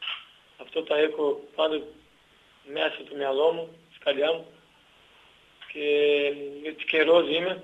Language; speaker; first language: Greek; non-native, learner; Portuguese